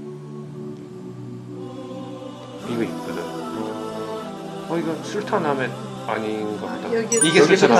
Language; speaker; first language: Korean; native; Korean